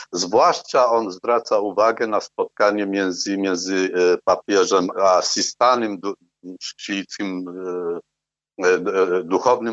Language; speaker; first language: Polish; non-native, fluent; Arabic